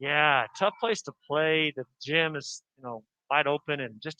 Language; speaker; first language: English; native; English